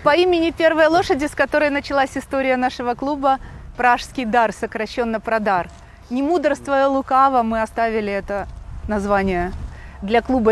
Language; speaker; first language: Russian; native; Russian